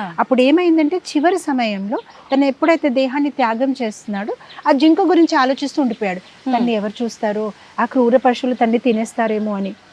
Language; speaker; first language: Telugu; non-native, fluent; Gujarati